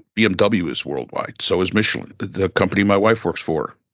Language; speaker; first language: English; native; English